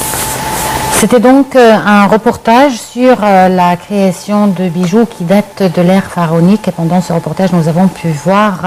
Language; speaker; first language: French; non-native, fluent; Arabic